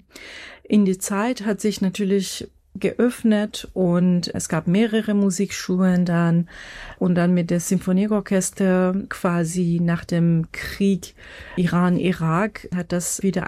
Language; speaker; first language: German; non-native, fluent; Persian